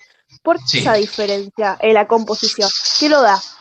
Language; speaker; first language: Spanish; native; Spanish